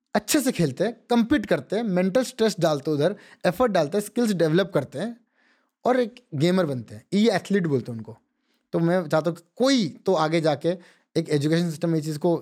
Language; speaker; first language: Hindi; non-native, local second language; Odia